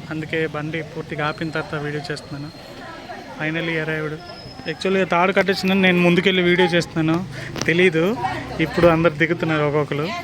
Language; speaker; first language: Telugu; non-native, local second language; Odia